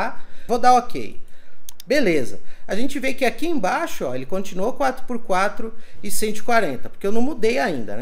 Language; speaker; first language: Portuguese; native; Portuguese